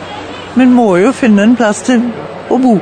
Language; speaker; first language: Norwegian; non-native, learner; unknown